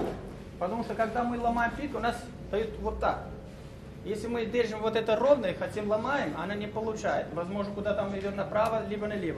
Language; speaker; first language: Russian; non-native, learner; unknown